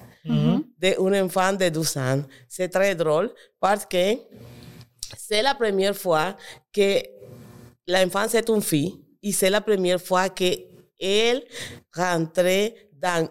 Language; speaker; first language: French; non-native, learner; Spanish